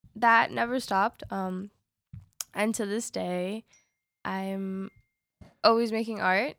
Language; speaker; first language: English; early bilingual, other home language; Spanish